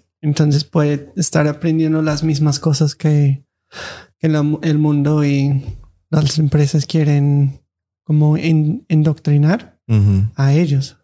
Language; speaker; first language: Spanish; non-native, fluent; English